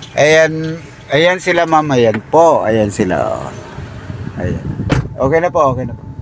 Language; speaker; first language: Filipino; non-native, local second language; Bikol